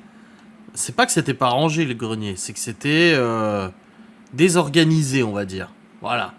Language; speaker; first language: French; native; French